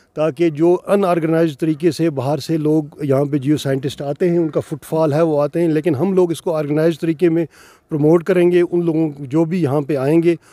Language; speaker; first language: Urdu; non-native, local second language; Kashmiri